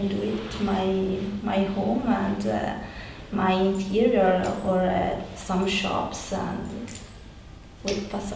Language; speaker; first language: English; non-native, learner; Italian